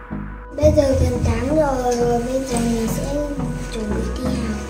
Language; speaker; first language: Vietnamese; early bilingual, heritage; Vietnamese